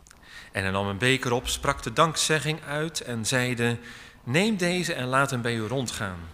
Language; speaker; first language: Dutch; native; Dutch